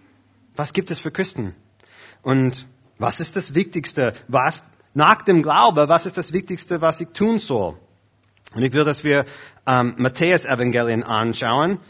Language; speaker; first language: German; non-native, fluent; English